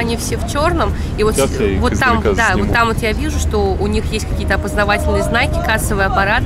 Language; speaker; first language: Russian; native; Russian